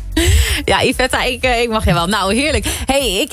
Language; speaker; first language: Dutch; native; Dutch